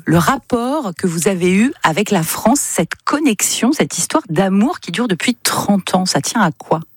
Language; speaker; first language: French; native; French